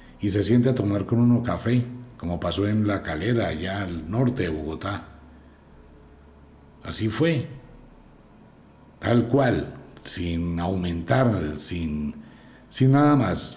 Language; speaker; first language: Spanish; native; Spanish